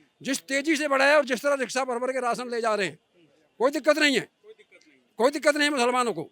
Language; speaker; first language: Hindi; native; Hindi